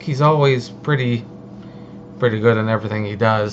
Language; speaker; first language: English; native; English